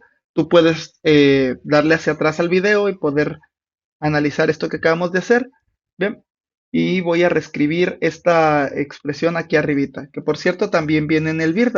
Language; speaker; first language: Spanish; native; Spanish